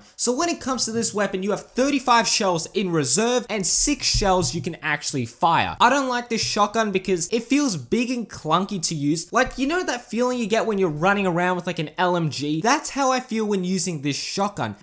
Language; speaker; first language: English; native; English